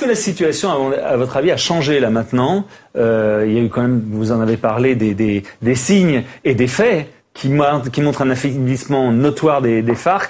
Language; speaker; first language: French; native; French